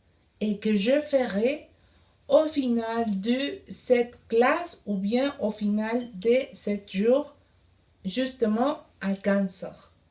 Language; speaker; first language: French; non-native, learner; Spanish